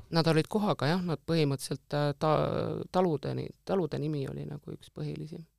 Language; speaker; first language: Estonian; native; Estonian